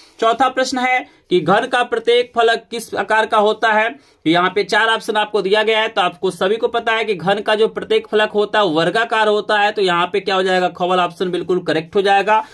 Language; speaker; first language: Hindi; native; Hindi